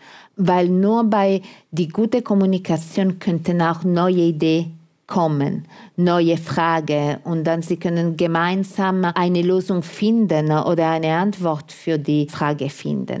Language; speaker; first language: German; non-native, fluent; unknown